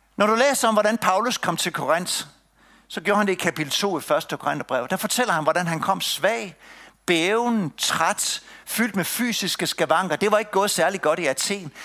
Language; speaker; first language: Danish; native; Danish